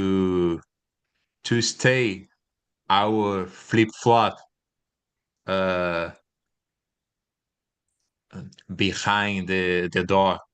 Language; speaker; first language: English; non-native, learner; Portuguese